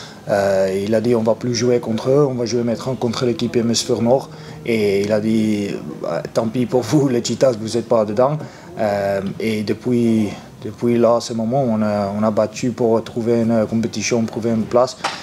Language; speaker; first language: French; non-native, fluent; Afrikaans